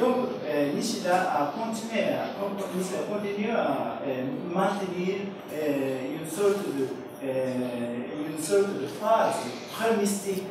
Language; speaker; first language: French; non-native, learner; Japanese